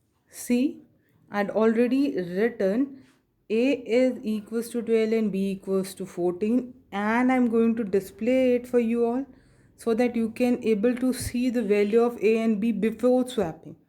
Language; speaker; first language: English; non-native, local second language; Hindi